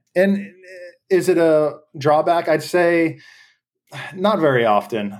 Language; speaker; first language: English; native; English